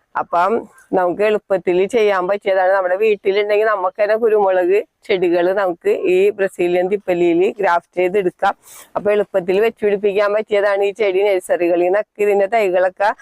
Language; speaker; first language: Malayalam; native; Malayalam